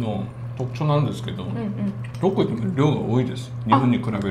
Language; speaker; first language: Japanese; non-native, fluent; Korean